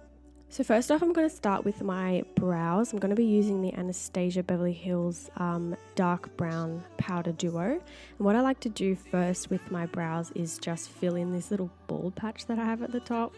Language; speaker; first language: English; native; English